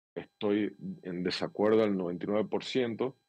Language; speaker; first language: Spanish; native; Spanish